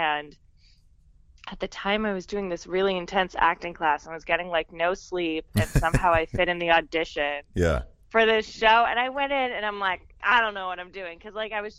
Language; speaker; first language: English; native; English